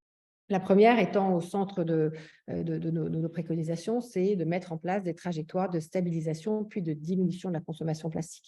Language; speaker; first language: French; native; French